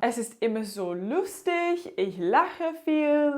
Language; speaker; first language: German; non-native, learner; English